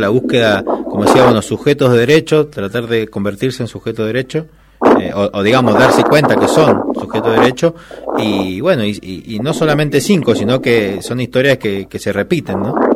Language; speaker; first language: Spanish; native; Spanish